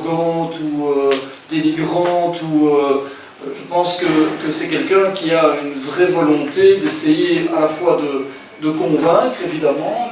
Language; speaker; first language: French; native; French